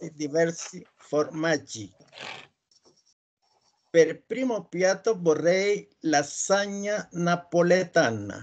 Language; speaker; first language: Italian; non-native, learner; Spanish